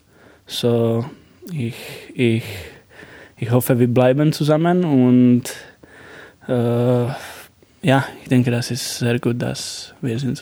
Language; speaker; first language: German; non-native, learner; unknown